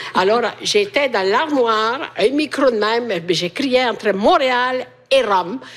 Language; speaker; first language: French; native; French